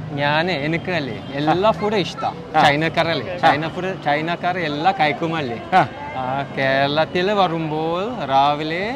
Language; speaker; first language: Malayalam; non-native, learner; Chinese